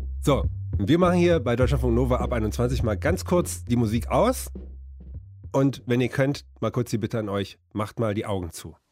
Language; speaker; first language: German; native; German